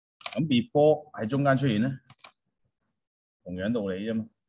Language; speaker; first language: Chinese; native; Chinese